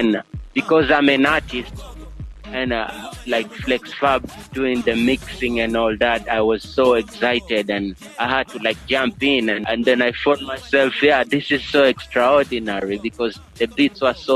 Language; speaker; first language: English; non-native, local second language; Giryama